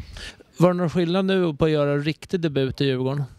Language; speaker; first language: Swedish; native; Swedish